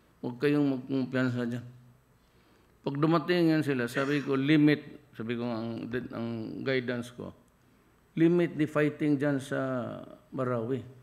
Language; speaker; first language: Filipino; non-native, local second language; Cebuano